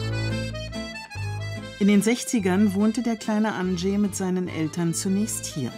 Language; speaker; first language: German; native; German